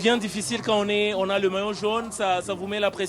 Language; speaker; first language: French; non-native, local second language; Kinyarwanda